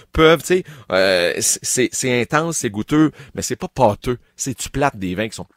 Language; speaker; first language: French; native; French